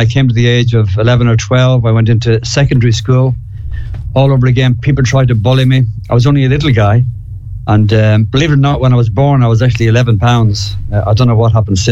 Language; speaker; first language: English; native; English